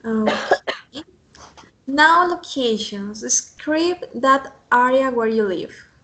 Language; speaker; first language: English; non-native, fluent; Spanish